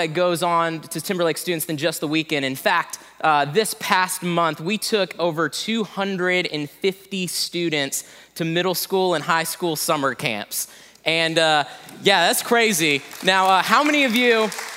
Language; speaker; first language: English; native; English